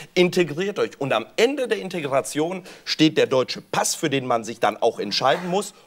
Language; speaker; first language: German; early bilingual, other home language; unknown